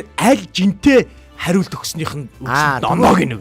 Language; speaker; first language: Mongolian; native; Mongolian